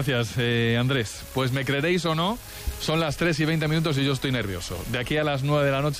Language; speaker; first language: Spanish; native; Spanish